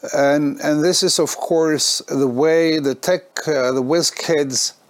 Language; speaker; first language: English; non-native, fluent; Norwegian